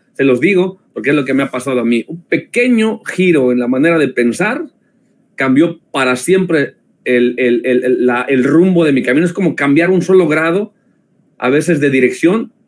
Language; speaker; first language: Spanish; native; Spanish